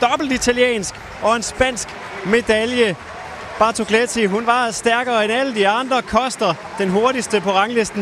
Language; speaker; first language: Danish; native; Danish